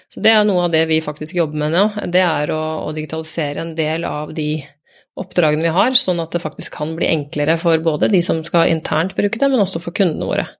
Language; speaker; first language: Norwegian; native; Norwegian